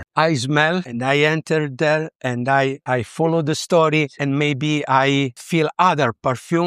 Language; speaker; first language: English; non-native, learner; Italian